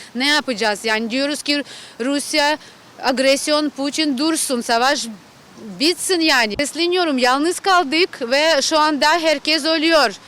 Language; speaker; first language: Turkish; non-native, learner; Ukrainian